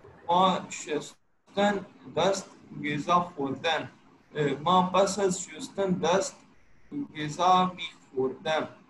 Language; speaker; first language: Persian; non-native, learner; Urdu